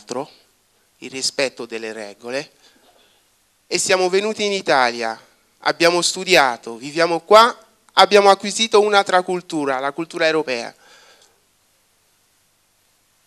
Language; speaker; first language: Italian; non-native, fluent; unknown